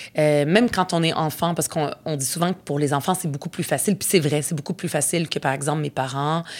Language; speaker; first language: French; early bilingual, other home language; Arabic